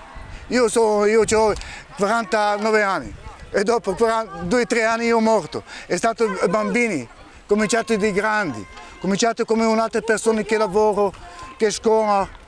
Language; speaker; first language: Italian; non-native, learner; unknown